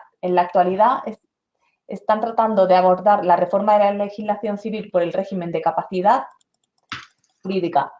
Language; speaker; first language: Spanish; native; Spanish